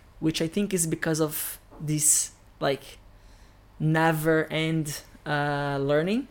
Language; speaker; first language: English; non-native, fluent; Portuguese